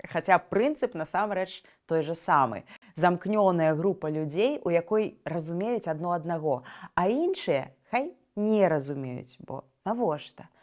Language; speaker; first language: Belarusian; native; Belarusian